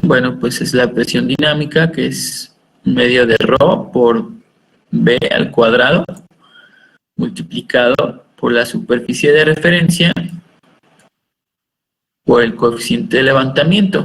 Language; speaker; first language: Spanish; native; Spanish